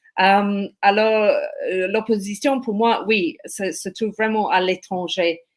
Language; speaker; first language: French; non-native, fluent; English